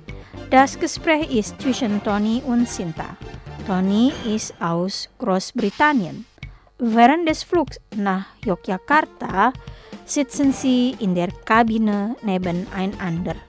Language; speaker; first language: German; non-native, fluent; Indonesian